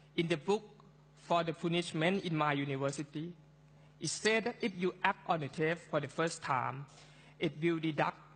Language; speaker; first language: English; non-native, fluent; Thai